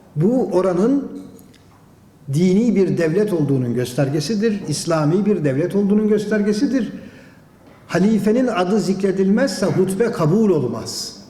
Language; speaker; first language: Turkish; native; Turkish